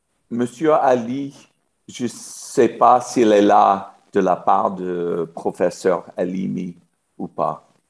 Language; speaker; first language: French; non-native, learner; English